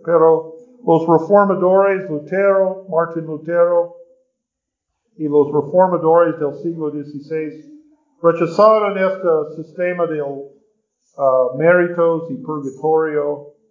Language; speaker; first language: Spanish; non-native, learner; English